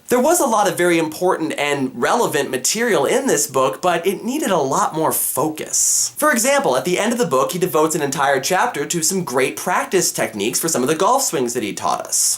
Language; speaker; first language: English; native; English